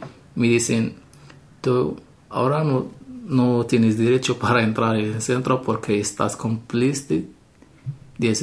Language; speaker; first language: Spanish; non-native, learner; Arabic